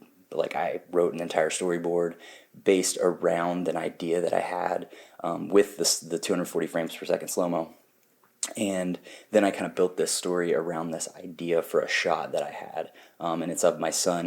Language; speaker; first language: English; native; English